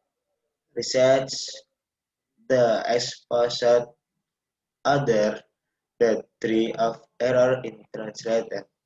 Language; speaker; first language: English; non-native, learner; Indonesian